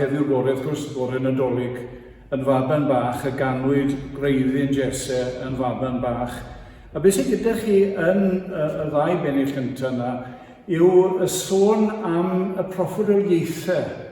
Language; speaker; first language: Welsh; native; Welsh